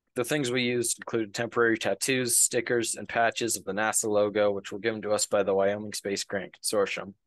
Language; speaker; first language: English; native; English